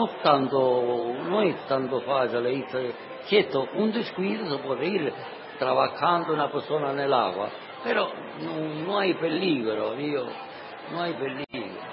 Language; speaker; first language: Italian; non-native, learner; Sicilian